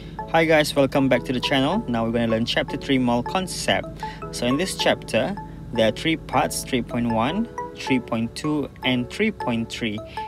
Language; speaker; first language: English; non-native, local second language; Malay